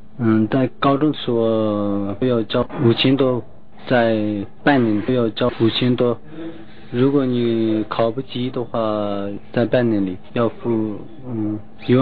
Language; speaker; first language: Chinese; non-native, local second language; Tibetan